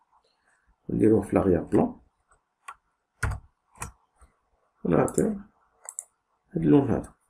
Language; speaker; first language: Arabic; native; Arabic